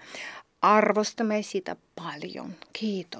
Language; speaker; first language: Finnish; non-native, learner; Ukrainian